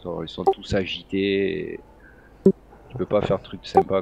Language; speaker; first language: French; native; French